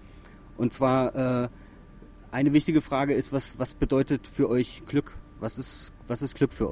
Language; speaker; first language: German; native; German